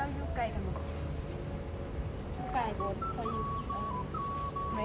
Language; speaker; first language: Chinese; non-native, fluent; Lao